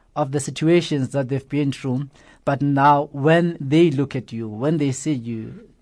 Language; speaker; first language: English; non-native, local second language; Zulu